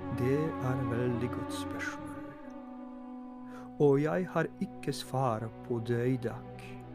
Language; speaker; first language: Norwegian; non-native, fluent; Polish